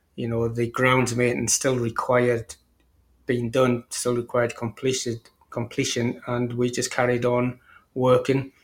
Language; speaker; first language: English; native; English